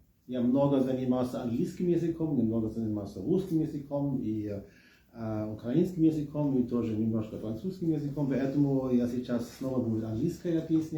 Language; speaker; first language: Russian; non-native, fluent; German